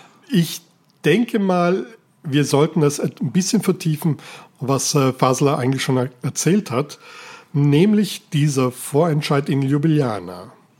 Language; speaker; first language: German; native; German